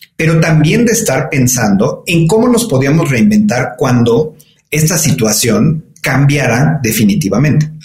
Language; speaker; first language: Spanish; native; Spanish